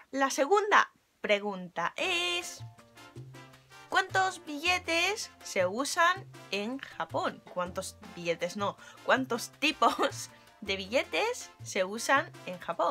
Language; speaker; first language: Spanish; non-native, fluent; Japanese